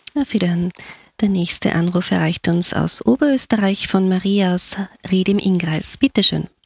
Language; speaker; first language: German; native; German